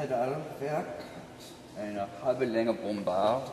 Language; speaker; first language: German; non-native, learner; English